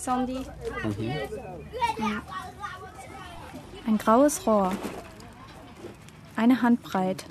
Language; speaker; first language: German; native; German